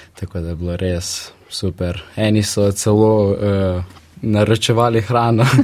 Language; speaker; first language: Slovenian; early bilingual, other home language; Russian